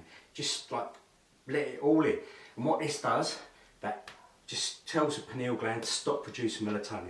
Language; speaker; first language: English; native; English